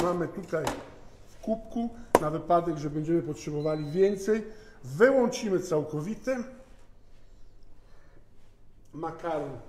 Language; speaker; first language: Polish; non-native, fluent; Italian